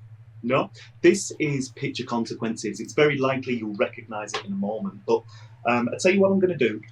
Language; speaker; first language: English; native; English